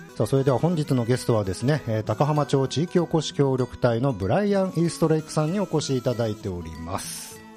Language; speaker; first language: Japanese; native; Japanese